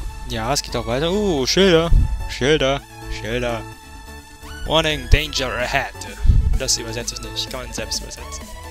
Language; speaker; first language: German; native; German